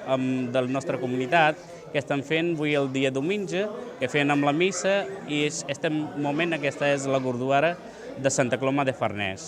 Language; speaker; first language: Catalan; non-native, learner; Punjabi